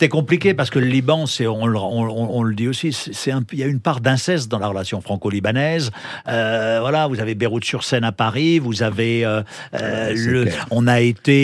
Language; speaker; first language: French; native; French